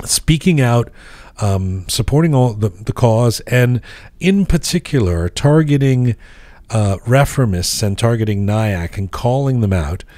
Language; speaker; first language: English; native; English